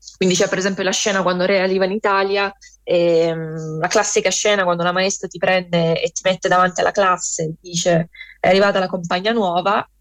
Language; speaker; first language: Italian; early bilingual, other home language; Romanian